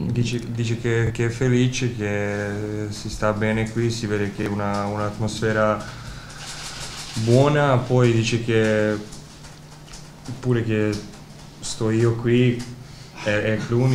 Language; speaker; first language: Italian; non-native, learner; Croatian